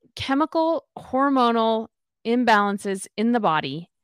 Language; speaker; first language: English; native; English